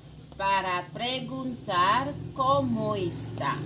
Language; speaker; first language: Spanish; non-native, fluent; French